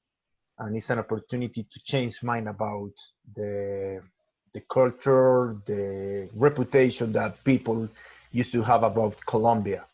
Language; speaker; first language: English; non-native, learner; Spanish